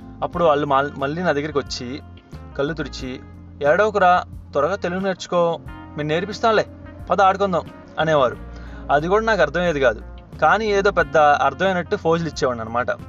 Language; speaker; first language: Telugu; non-native, local second language; Hindi